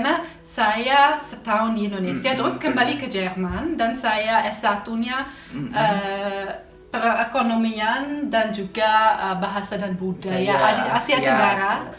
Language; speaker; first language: Indonesian; non-native, fluent; German